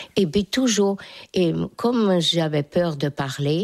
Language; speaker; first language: French; non-native, fluent; Hungarian